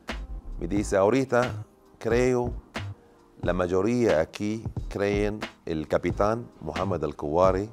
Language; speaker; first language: Spanish; non-native, learner; Arabic